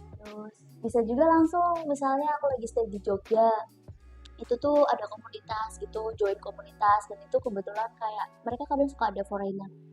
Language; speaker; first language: Indonesian; native; Indonesian